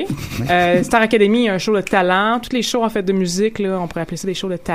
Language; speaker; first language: French; native; French